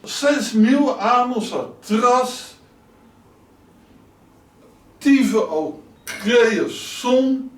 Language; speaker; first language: Portuguese; non-native, learner; Dutch